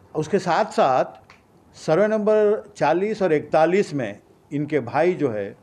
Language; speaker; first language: Hindi; non-native, local second language; Urdu